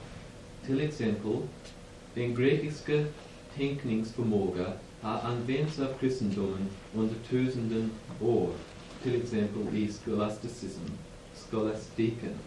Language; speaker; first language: Swedish; non-native, fluent; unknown